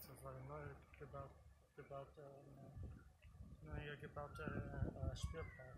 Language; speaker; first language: German; non-native, fluent; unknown